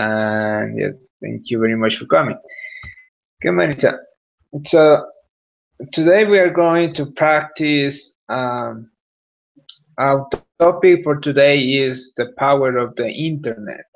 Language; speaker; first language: English; non-native, fluent; Spanish